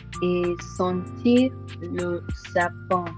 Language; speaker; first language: French; non-native, learner; Yoruba